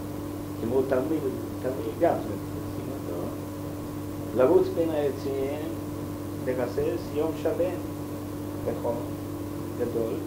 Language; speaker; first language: Hebrew; non-native, fluent; German